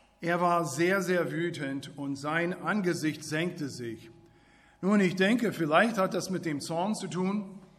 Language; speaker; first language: German; non-native, fluent; English